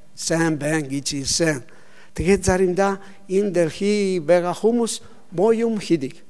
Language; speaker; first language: Mongolian; non-native, learner; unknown